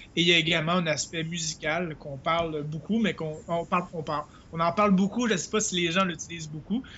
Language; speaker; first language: French; native; French